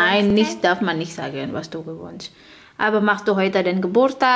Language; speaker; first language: German; non-native, learner; Indonesian